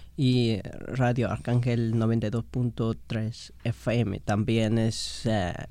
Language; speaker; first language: Spanish; non-native, local second language; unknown